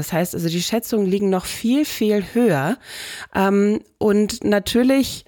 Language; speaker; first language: German; native; German